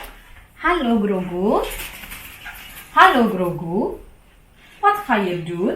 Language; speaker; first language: Dutch; non-native, fluent; Indonesian